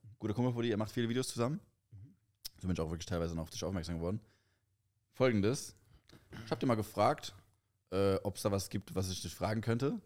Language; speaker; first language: German; native; German